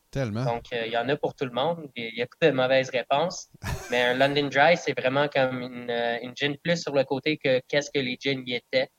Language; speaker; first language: French; non-native, fluent; English